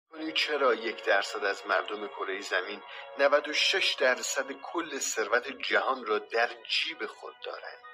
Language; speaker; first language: Persian; native; Persian